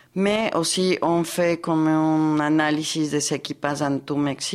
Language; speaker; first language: French; non-native, fluent; Spanish